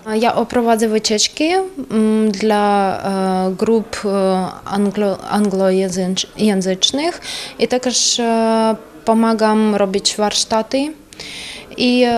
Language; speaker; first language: Polish; non-native, learner; German